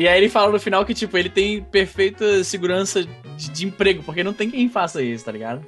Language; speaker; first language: Portuguese; early bilingual, heritage; Portuguese